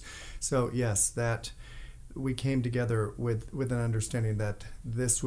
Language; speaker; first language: English; native; English